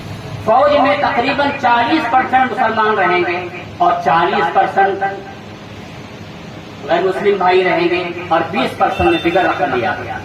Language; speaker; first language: Urdu; native; Urdu